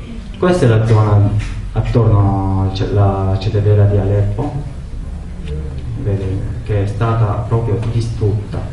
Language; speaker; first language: Italian; non-native, learner; Arabic